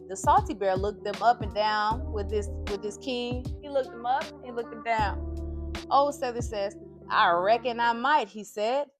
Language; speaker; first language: English; native; English